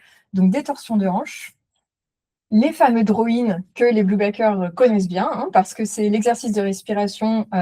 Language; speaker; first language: French; native; French